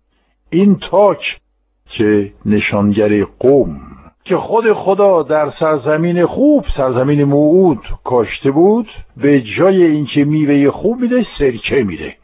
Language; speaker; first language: Persian; non-native, fluent; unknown